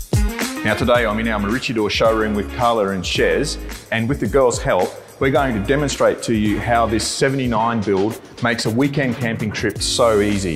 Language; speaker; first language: English; native; English